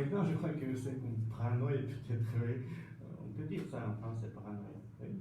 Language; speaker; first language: French; non-native, fluent; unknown